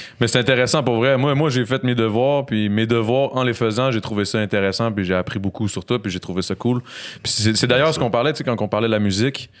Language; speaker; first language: French; native; French